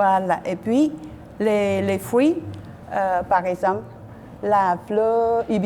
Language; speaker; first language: French; non-native, learner; Vietnamese